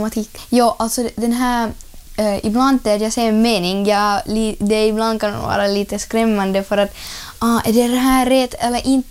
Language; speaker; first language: Swedish; early bilingual, other home language; Russian